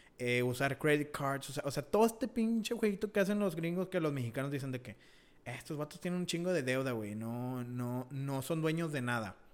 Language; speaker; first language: Spanish; early bilingual, heritage; Spanish